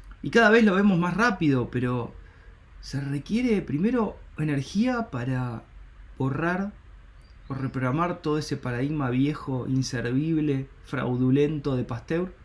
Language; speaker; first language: Spanish; native; Spanish